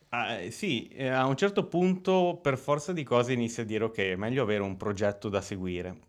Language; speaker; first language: Italian; native; Italian